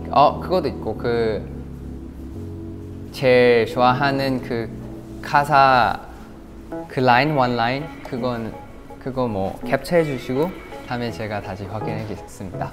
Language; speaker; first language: Korean; non-native, fluent; Thai